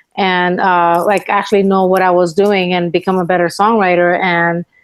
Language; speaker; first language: English; early bilingual, other home language; Spanish